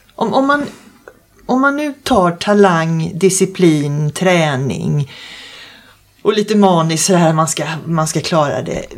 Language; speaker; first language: Swedish; native; Swedish